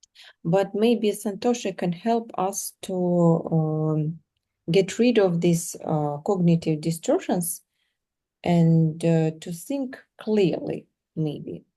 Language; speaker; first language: English; non-native, fluent; Russian